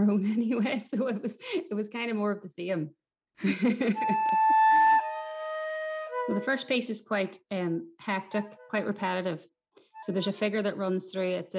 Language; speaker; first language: English; native; English